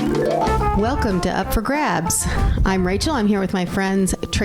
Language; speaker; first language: English; native; English